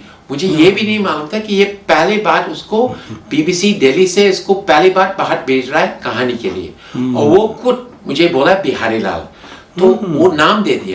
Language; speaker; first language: Hindi; non-native, fluent; English